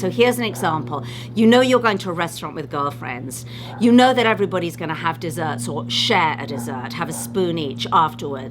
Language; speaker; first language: English; native; English